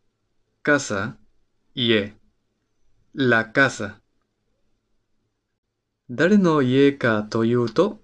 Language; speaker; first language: Japanese; non-native, fluent; Spanish